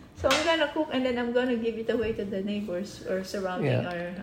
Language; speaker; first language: English; non-native, local second language; Filipino